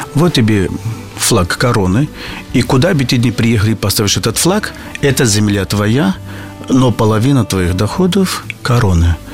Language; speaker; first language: Russian; non-native, fluent; Portuguese